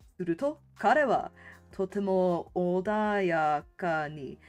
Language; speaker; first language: Japanese; non-native, learner; English